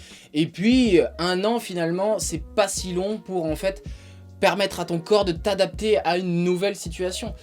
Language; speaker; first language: French; native; French